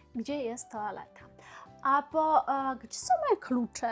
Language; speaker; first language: Polish; non-native, fluent; Ukrainian